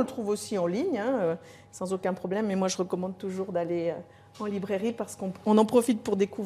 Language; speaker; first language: French; native; French